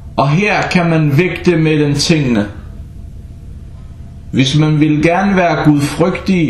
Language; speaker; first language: Danish; early bilingual, other home language; Arabic